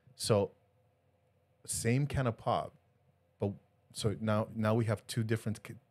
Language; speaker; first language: English; early bilingual, other home language; Spanish